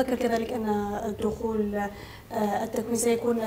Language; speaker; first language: Arabic; native; Arabic